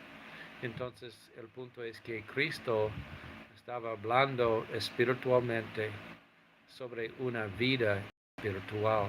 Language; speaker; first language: Spanish; non-native, fluent; English